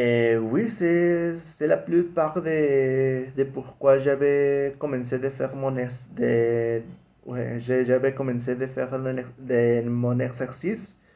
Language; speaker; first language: French; non-native, learner; Spanish